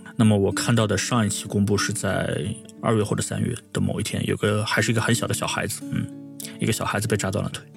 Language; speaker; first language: Chinese; native; Chinese